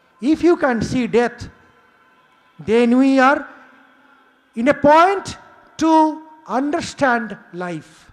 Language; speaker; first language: English; non-native, local second language; Bangla